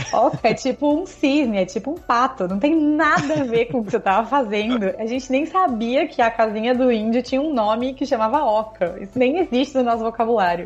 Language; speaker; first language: Portuguese; native; Portuguese